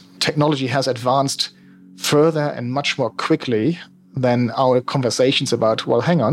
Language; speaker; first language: English; non-native, fluent; German